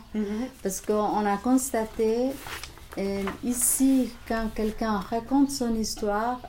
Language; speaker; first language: French; non-native, learner; Somali